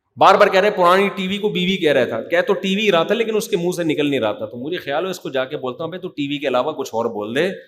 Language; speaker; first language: Urdu; native; Urdu